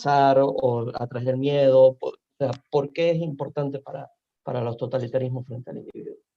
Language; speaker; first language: Spanish; native; Spanish